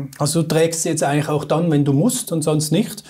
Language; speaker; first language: German; native; German